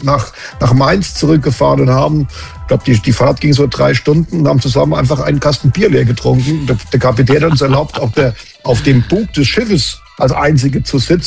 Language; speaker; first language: German; native; German